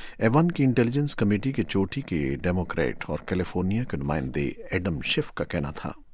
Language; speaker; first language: Urdu; native; Urdu